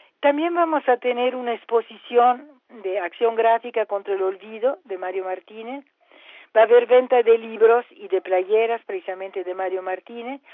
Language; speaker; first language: Spanish; non-native, local second language; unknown